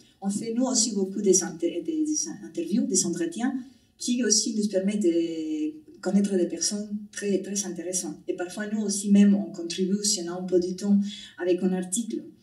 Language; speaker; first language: French; non-native, fluent; Spanish